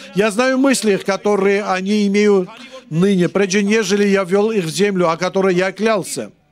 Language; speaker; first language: Russian; non-native, local second language; Armenian